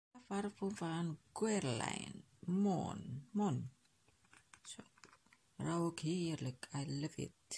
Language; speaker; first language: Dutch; non-native, learner; Indonesian